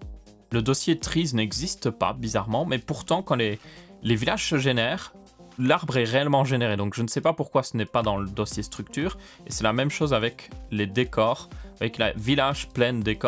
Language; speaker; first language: French; native; French